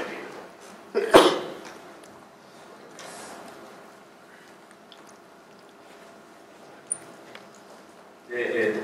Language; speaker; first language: Japanese; native; Japanese